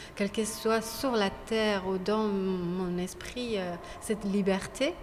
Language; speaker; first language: French; non-native, fluent; Persian